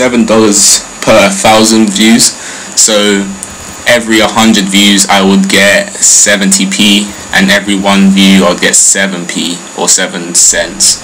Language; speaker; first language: English; native; English